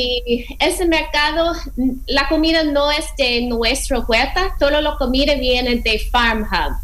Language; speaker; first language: Spanish; non-native, fluent; English